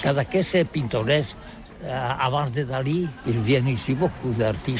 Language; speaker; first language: French; non-native, learner; Catalan